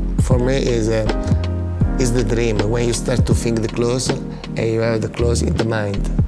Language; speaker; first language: English; non-native, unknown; Italian